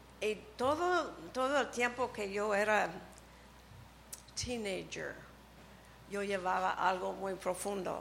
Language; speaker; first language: Spanish; early bilingual, heritage; Spanish